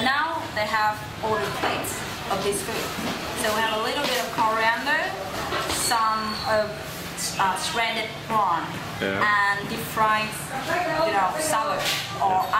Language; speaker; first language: English; non-native, learner; Vietnamese